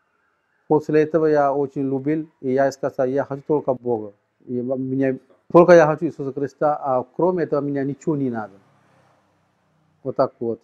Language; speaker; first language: Russian; non-native, learner; Sinhala